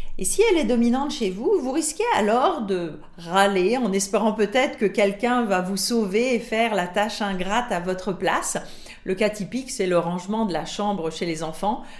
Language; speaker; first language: French; native; French